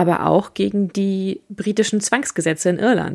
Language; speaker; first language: German; native; German